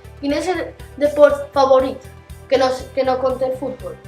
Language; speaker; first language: Catalan; non-native, local second language; Spanish